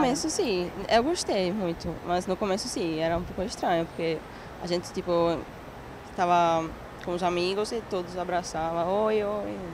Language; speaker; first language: Portuguese; non-native, learner; Italian